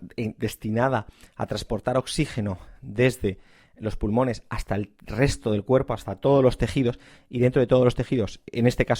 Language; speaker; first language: Spanish; native; Spanish